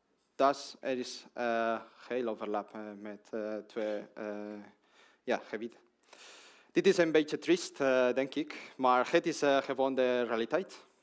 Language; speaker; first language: Dutch; non-native, learner; Spanish